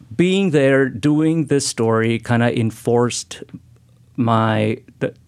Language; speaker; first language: English; non-native, fluent; Spanish